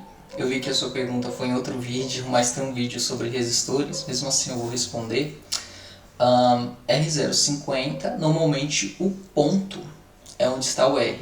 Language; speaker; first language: Portuguese; native; Portuguese